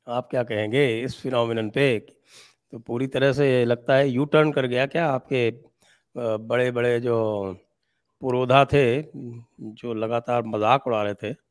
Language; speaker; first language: Hindi; native; Hindi